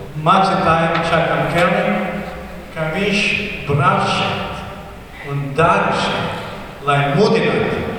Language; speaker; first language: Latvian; non-native, learner; Portuguese